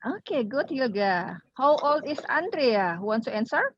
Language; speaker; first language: English; non-native, fluent; Indonesian